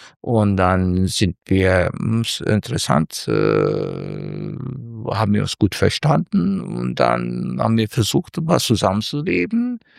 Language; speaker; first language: German; non-native, fluent; Turkish